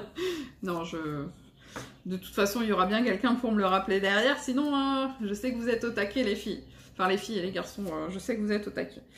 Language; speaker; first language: French; native; French